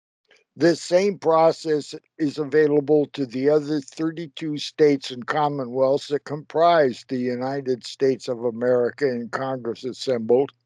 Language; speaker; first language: English; native; English